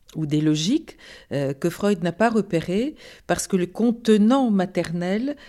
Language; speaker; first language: French; non-native, fluent; Bulgarian